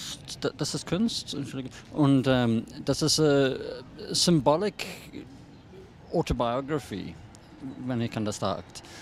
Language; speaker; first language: German; non-native, learner; English